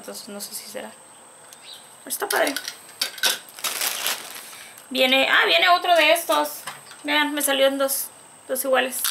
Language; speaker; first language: Spanish; native; Spanish